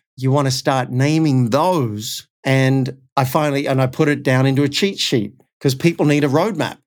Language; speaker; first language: English; native; English